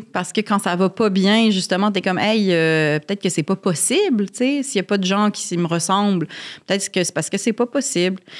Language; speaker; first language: French; native; French